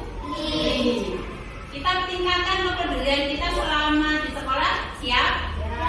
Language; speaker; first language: Indonesian; native; Indonesian